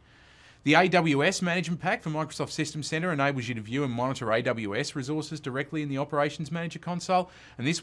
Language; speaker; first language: English; native; English